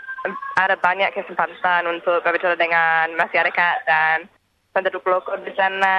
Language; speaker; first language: Indonesian; non-native, learner; English